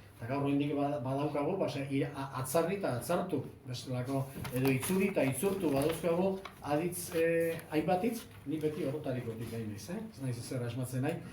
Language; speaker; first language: Basque; native; Basque